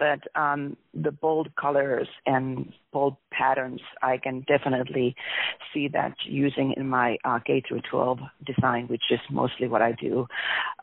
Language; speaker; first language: English; non-native, fluent; Finnish